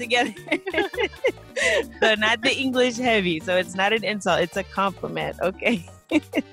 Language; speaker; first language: English; native; English